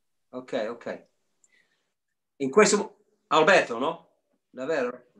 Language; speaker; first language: Italian; non-native, fluent; English